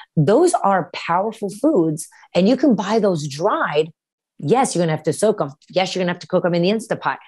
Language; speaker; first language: English; early bilingual, other home language; Romanian